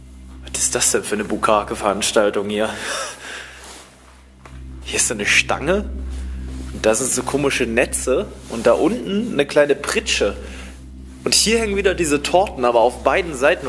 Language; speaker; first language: German; native; German